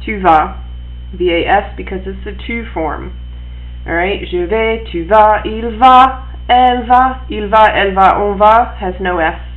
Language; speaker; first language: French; non-native, fluent; English